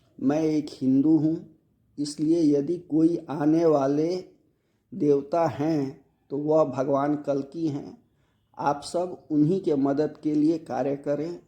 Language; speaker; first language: Hindi; native; Hindi